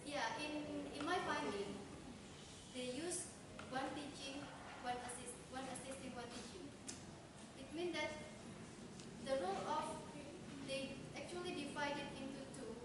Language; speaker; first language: English; non-native, fluent; Indonesian